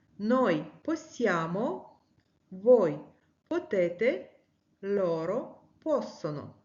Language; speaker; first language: Italian; non-native, fluent; Ukrainian